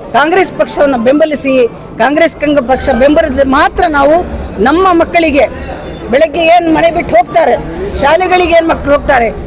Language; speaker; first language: Kannada; non-native, local second language; Urdu